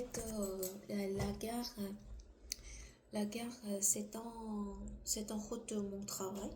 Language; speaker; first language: French; non-native, learner; Korean